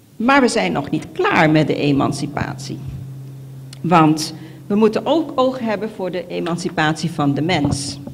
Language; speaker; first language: Dutch; non-native, local second language; Papiamento